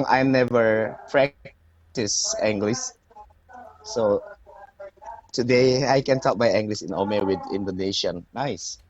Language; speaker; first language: English; non-native, learner; Indonesian